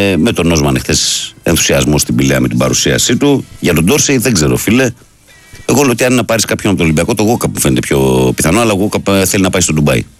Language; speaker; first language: Greek; native; Greek